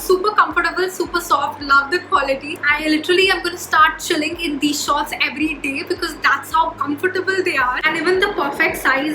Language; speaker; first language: English; non-native, local second language; Hindi